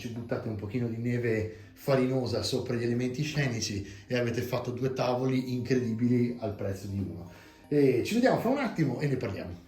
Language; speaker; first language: Italian; native; Italian